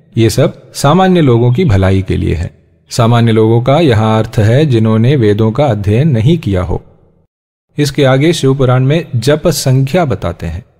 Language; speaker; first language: Hindi; native; Hindi